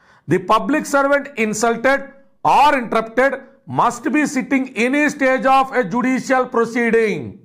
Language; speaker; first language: English; non-native, local second language; Telugu